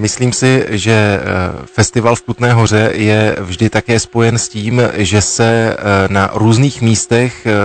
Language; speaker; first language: Czech; native; Czech